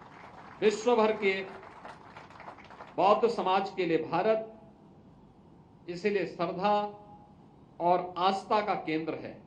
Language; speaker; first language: Hindi; native; Hindi